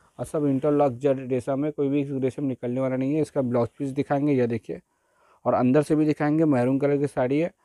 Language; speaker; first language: Hindi; native; Hindi